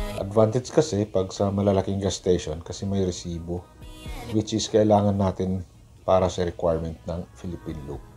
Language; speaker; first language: Filipino; non-native, local second language; Cebuano